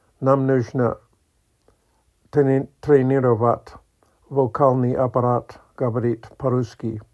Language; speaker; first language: Russian; non-native, learner; English